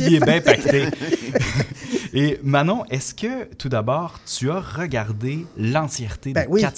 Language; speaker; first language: French; native; French